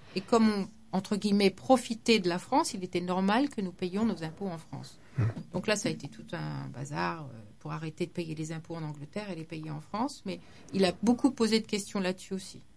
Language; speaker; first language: French; non-native, fluent; English